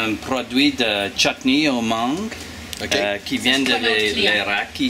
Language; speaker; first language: French; non-native, learner; English